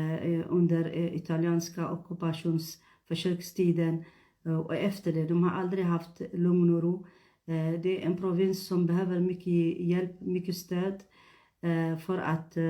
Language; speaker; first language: Swedish; non-native, fluent; Tigrinya